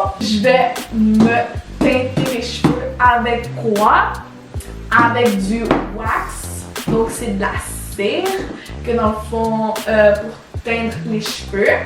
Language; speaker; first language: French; early bilingual, other home language; Spanish